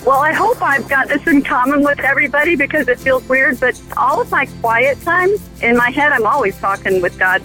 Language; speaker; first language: English; native; English